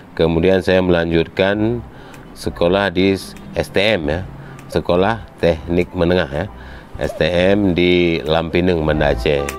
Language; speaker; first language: Malay; non-native, local second language; Achinese